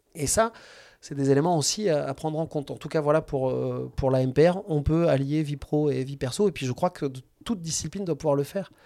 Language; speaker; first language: French; native; French